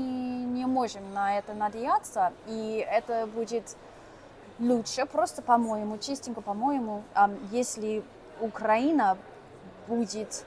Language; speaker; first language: Russian; non-native, fluent; English